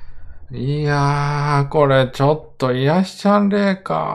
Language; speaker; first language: Japanese; native; Japanese